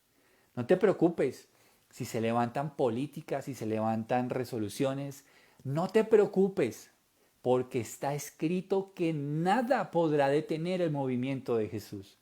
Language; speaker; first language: Spanish; native; Spanish